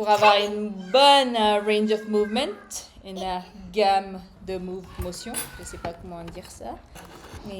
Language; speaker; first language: French; non-native, fluent; English